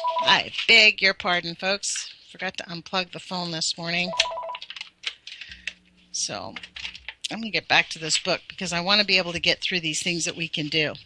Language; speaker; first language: English; native; English